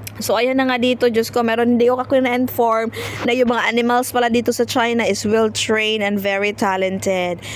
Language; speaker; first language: Filipino; non-native, local second language; Hiligaynon